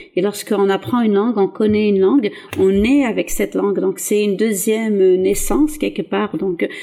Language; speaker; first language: French; early bilingual, other home language; Arabic